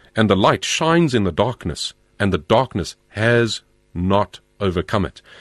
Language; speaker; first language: English; native; English